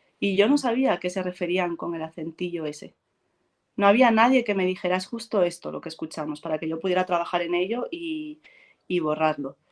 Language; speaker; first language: Spanish; native; Spanish